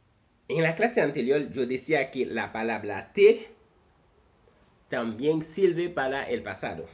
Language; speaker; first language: Spanish; non-native, fluent; Haitian Creole